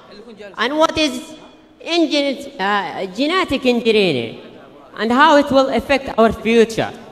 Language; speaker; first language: English; non-native, fluent; Arabic